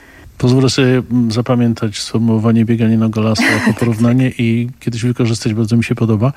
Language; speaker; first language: Polish; native; Polish